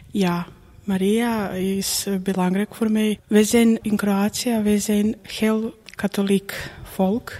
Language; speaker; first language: Dutch; non-native, learner; Croatian